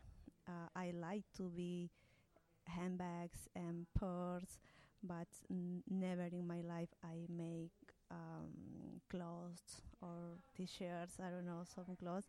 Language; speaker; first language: English; non-native, learner; Spanish